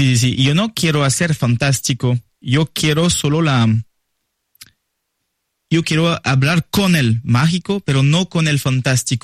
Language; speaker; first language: Spanish; non-native, learner; French